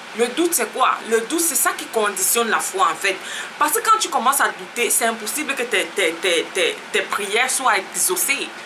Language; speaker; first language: French; native; French